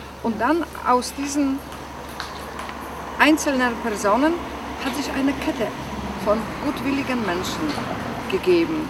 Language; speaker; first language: German; non-native, fluent; Polish